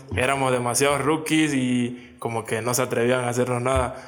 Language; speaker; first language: Spanish; native; Spanish